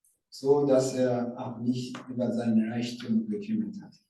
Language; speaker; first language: German; non-native, learner; Rundi